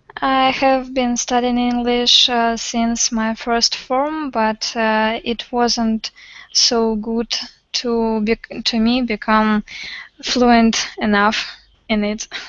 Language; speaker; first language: English; non-native, learner; Russian